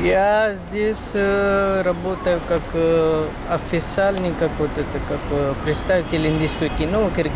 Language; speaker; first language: Russian; non-native, learner; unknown